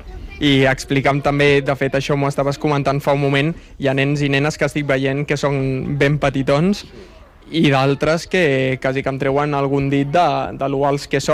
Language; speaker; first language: Catalan; native; Catalan